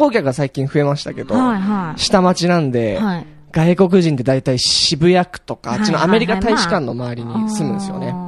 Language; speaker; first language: Japanese; native; Japanese